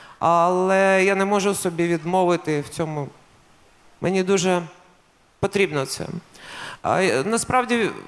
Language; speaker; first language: Ukrainian; non-native, local second language; Russian